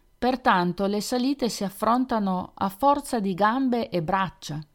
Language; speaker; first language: Italian; native; Italian